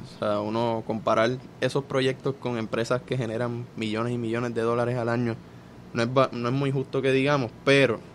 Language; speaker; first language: Spanish; native; Spanish